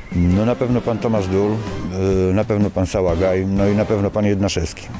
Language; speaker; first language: Polish; native; Polish